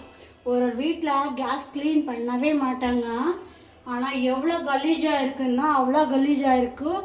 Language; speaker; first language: Tamil; non-native, local second language; Kannada